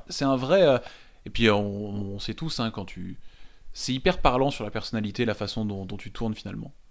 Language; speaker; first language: French; native; French